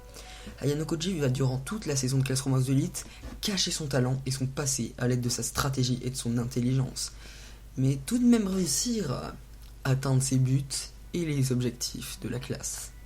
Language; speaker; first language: French; native; French